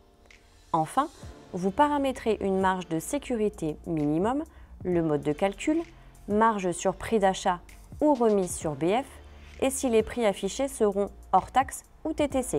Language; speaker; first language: French; native; French